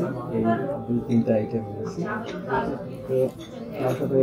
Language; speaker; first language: English; non-native, learner; Bangla